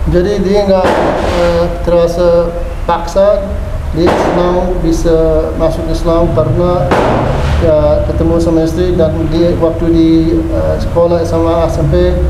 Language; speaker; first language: Indonesian; non-native, learner; English